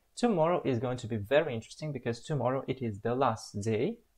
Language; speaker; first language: English; non-native, fluent; Russian